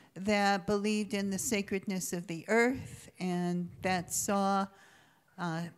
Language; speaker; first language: English; native; English